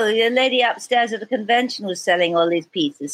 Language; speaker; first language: English; native; English